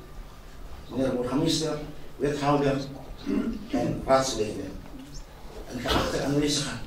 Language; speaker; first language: Dutch; non-native, fluent; Indonesian